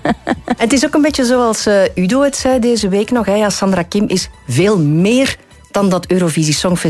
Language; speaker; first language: Dutch; native; Dutch